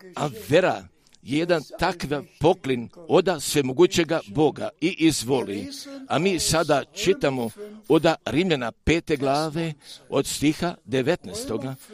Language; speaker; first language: Croatian; early bilingual, heritage; Serbian